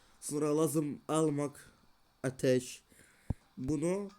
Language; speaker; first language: Turkish; non-native, learner; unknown